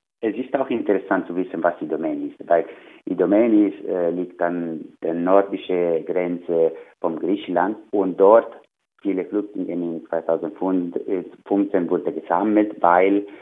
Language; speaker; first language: German; non-native, learner; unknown